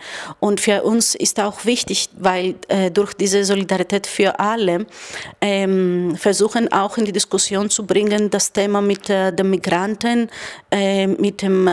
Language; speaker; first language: German; non-native, fluent; Greek